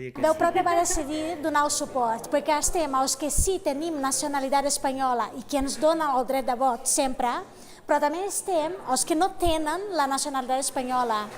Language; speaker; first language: Catalan; non-native, fluent; Portuguese